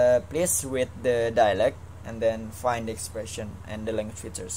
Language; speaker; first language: English; non-native, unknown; Indonesian